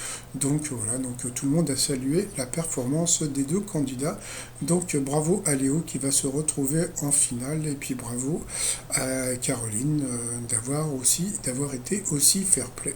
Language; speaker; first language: French; native; French